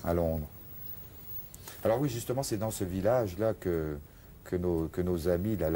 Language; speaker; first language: French; native; French